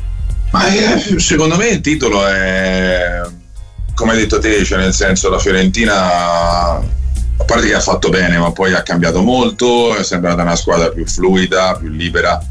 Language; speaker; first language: Italian; native; Italian